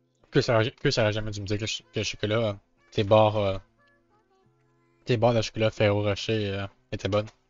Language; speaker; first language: French; native; French